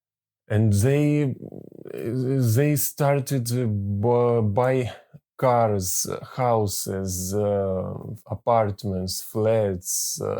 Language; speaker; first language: English; non-native, learner; Russian